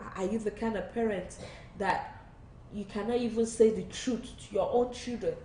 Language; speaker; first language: English; non-native, local second language; Yoruba